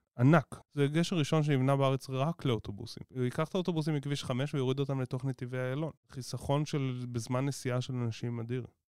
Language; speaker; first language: Hebrew; native; Hebrew